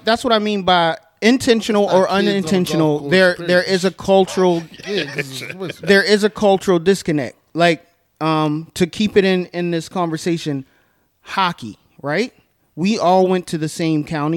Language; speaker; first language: English; native; English